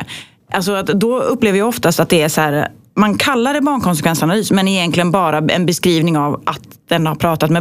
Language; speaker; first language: Swedish; native; Swedish